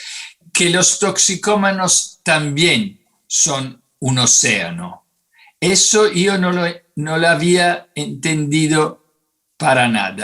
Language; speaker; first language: Spanish; non-native, fluent; Italian